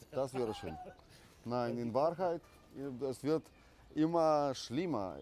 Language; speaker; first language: German; non-native, fluent; Russian